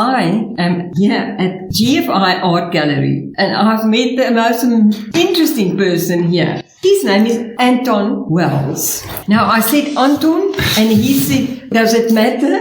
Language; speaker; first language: English; non-native, local second language; Afrikaans